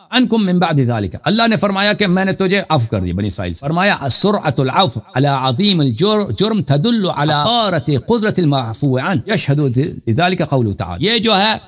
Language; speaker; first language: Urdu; non-native, fluent; Persian